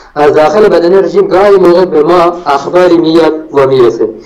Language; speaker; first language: Persian; non-native, local second language; Baluchi